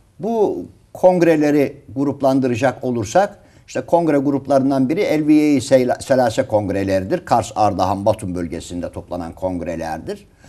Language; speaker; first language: Turkish; native; Turkish